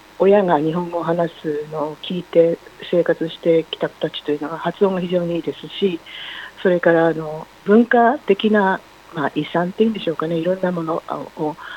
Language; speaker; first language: Japanese; native; Japanese